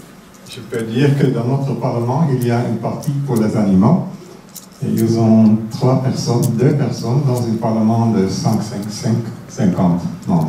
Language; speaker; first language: French; non-native, fluent; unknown